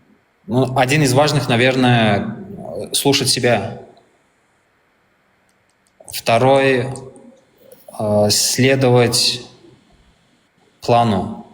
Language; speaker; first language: Russian; non-native, local second language; Turkmen